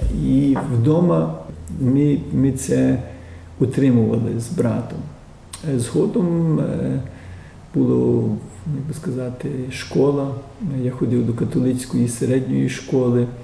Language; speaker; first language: Ukrainian; early bilingual, heritage; Ukrainian